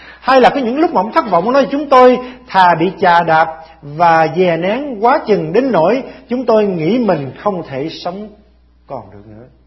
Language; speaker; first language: Vietnamese; early bilingual, heritage; Vietnamese